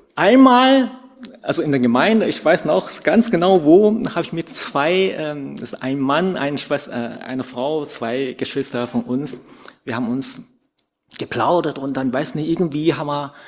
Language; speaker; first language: German; non-native, fluent; Chinese